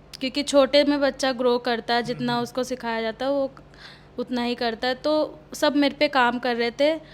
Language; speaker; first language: Hindi; early bilingual, other home language; Odia